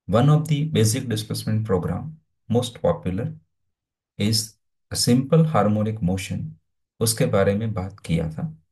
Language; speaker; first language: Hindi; non-native, local second language; Gujarati